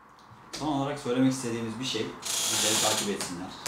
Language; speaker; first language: Turkish; native; Turkish